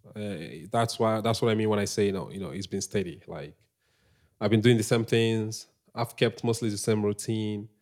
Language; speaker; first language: English; non-native, local second language; Igbo